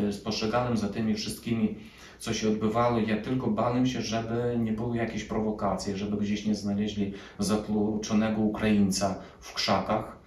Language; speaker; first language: Polish; early bilingual, other home language; Ukrainian